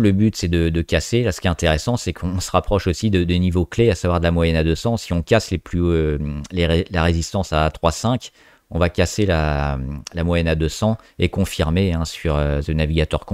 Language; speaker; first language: French; native; French